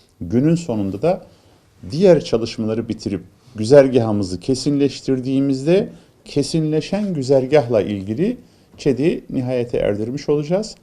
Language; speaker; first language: Turkish; native; Turkish